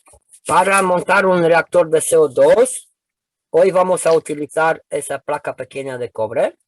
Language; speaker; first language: Spanish; non-native, fluent; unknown